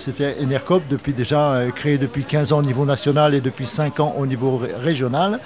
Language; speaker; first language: French; native; French